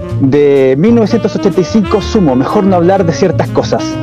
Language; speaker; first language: Spanish; native; Spanish